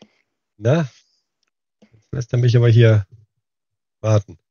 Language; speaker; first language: German; native; German